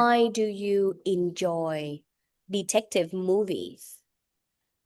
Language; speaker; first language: English; non-native, fluent; Vietnamese